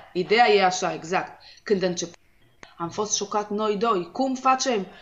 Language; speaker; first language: Romanian; non-native, learner; Hebrew